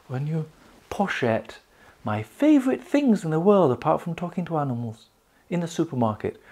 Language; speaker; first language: English; native; English